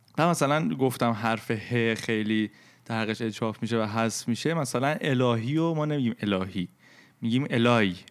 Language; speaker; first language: Persian; native; Persian